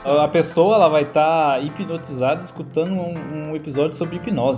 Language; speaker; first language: Portuguese; native; Portuguese